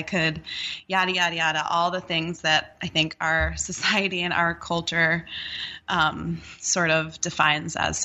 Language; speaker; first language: English; native; English